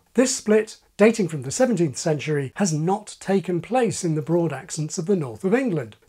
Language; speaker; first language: English; native; English